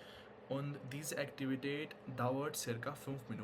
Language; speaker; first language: German; non-native, fluent; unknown